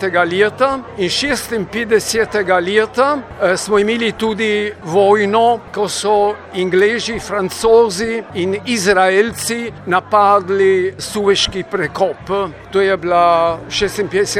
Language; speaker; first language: Slovenian; early bilingual, heritage; Slovenian